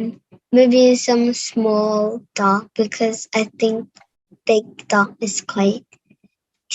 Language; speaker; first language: English; non-native, learner; Cantonese